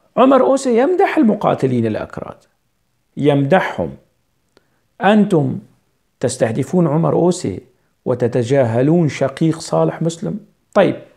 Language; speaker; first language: Arabic; non-native, local second language; Kurdish